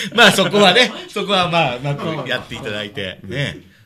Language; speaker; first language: Japanese; native; Japanese